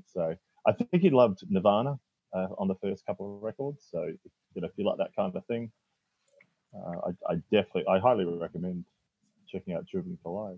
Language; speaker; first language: English; native; English